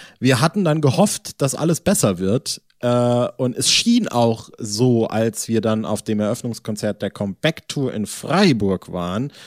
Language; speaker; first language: German; native; German